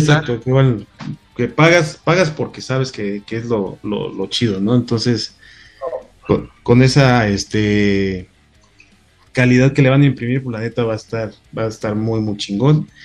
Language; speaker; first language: Spanish; native; Spanish